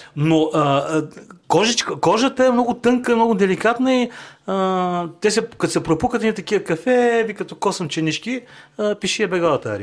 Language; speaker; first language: Bulgarian; native; Bulgarian